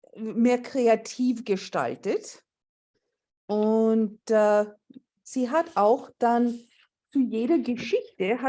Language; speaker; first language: German; non-native, fluent; English